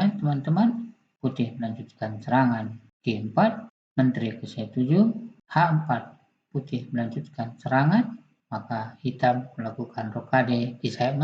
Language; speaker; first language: Indonesian; native; Indonesian